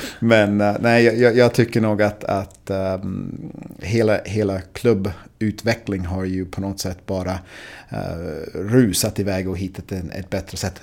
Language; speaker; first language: Swedish; non-native, fluent; English